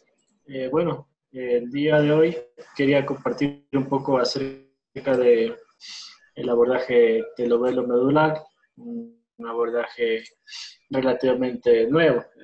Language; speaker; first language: Spanish; native; Spanish